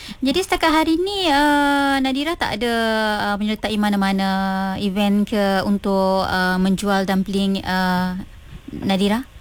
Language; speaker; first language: Malay; non-native, local second language; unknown